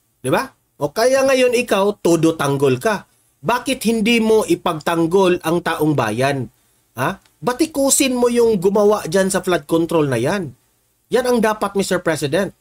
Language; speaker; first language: Filipino; non-native, local second language; Cebuano